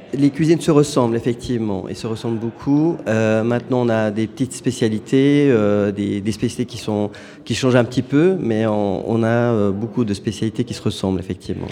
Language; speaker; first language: French; non-native, fluent; Turkish